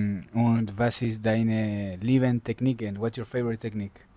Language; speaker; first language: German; non-native, learner; Spanish